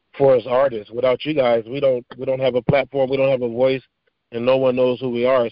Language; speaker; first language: English; native; English